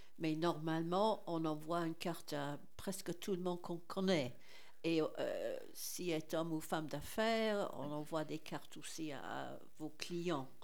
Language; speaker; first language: French; non-native, fluent; English